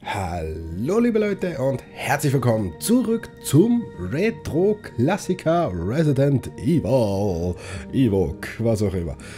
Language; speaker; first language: German; native; German